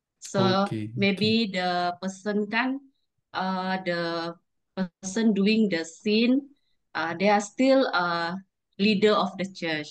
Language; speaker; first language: English; non-native, learner; Malay